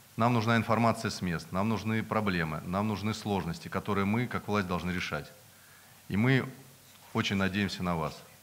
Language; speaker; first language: Russian; native; Russian